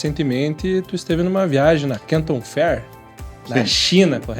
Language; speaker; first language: Portuguese; native; Portuguese